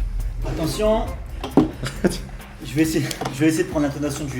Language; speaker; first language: French; native; French